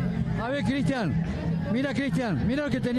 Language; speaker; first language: Spanish; native; Spanish